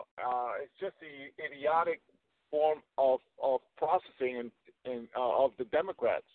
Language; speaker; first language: English; native; English